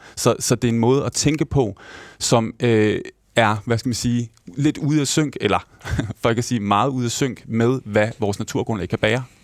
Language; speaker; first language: Danish; native; Danish